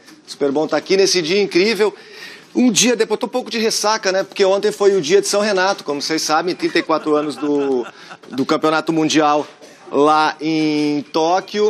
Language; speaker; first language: Portuguese; native; Portuguese